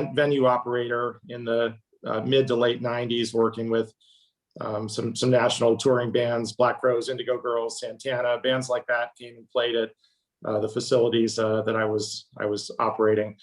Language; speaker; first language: English; native; English